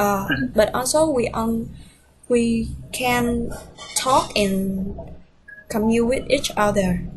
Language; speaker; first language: English; non-native, fluent; Vietnamese